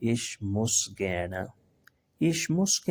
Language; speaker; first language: German; non-native, learner; Urdu